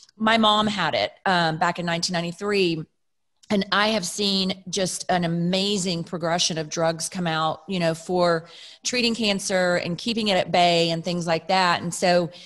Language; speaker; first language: English; native; English